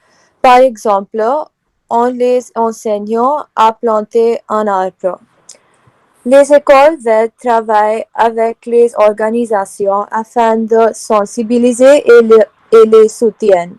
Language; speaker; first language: French; non-native, learner; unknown